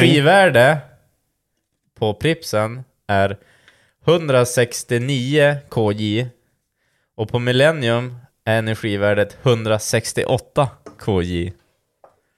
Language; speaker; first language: Swedish; native; Swedish